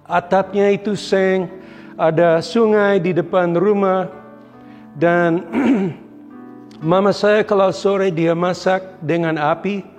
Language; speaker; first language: Indonesian; non-native, local second language; English